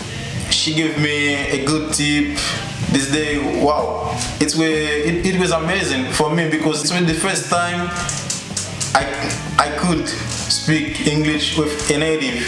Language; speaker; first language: English; non-native, learner; Haitian Creole